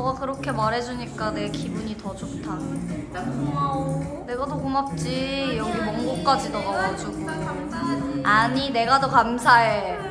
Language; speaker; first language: Korean; non-native, learner; Japanese